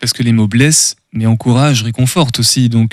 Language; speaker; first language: French; native; French